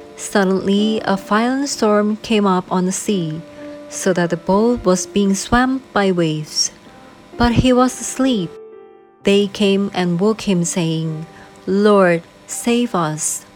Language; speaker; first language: English; non-native, fluent; Indonesian